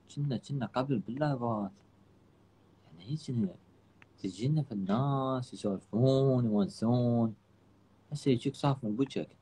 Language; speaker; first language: Arabic; native; Arabic